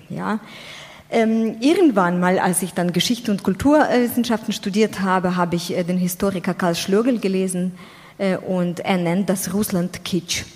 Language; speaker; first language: German; non-native, fluent; Ukrainian